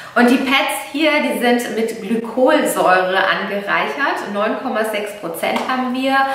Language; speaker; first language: German; early bilingual, other home language; Italian